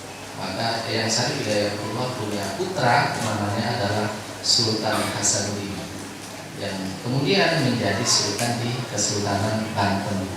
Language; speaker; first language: Indonesian; non-native, local second language; Javanese